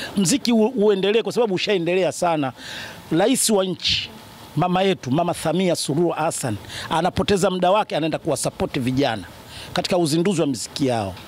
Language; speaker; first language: Swahili; native; Swahili